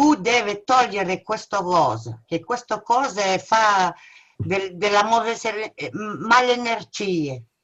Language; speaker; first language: Italian; non-native, learner; French